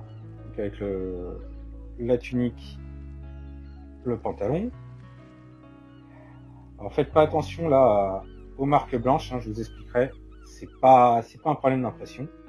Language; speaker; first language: French; native; French